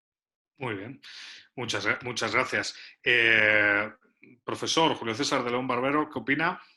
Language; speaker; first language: Spanish; native; Spanish